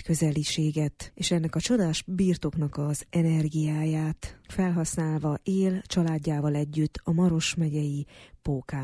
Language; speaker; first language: Hungarian; native; Hungarian